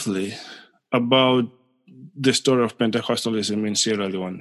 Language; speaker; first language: English; non-native, local second language; Nyanja